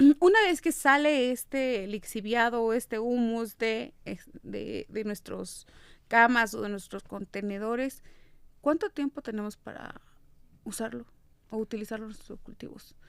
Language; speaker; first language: Spanish; native; Spanish